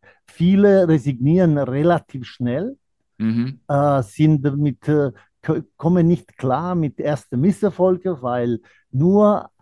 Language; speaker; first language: German; non-native, fluent; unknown